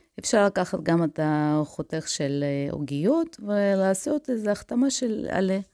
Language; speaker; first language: Hebrew; non-native, fluent; Russian